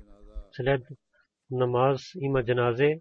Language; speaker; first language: Bulgarian; non-native, fluent; Urdu